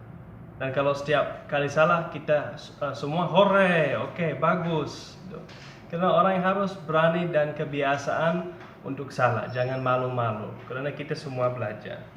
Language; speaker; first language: Indonesian; non-native, fluent; English